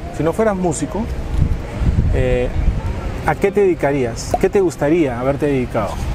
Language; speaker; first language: Spanish; native; Spanish